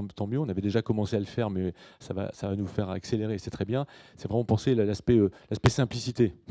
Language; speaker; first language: French; native; French